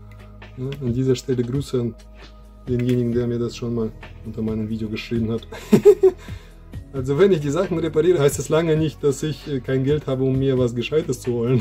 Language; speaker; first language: German; non-native, fluent; Russian